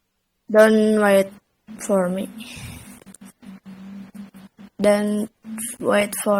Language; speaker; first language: English; non-native, learner; Indonesian